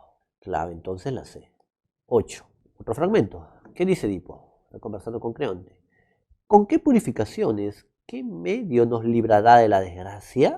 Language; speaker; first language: Spanish; native; Spanish